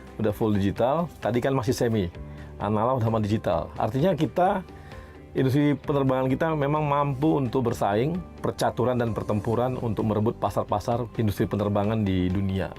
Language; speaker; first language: Indonesian; native; Indonesian